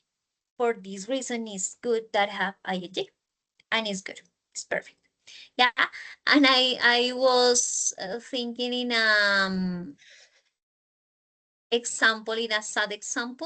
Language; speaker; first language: English; non-native, learner; Spanish